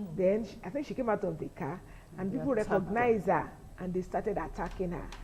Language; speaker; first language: English; non-native, local second language; Yoruba